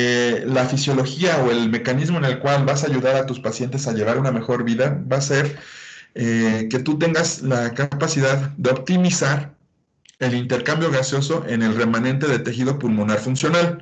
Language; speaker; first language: Spanish; native; Spanish